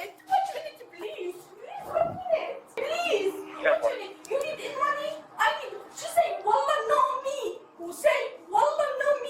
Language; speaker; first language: English; non-native, learner; Arabic